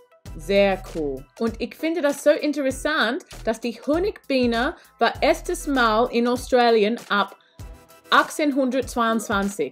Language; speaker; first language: German; non-native, learner; English